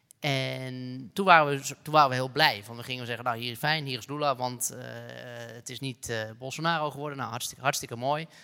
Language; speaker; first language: Dutch; native; Dutch